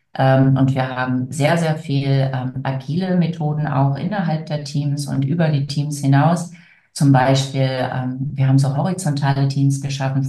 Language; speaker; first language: German; native; German